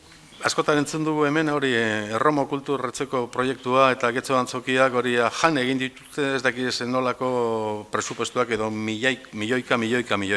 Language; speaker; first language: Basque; non-native, local second language; Spanish